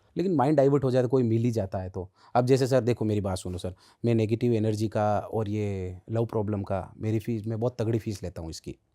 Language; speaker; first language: Hindi; native; Hindi